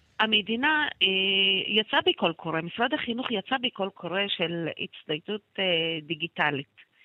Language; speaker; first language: Hebrew; non-native, local second language; Arabic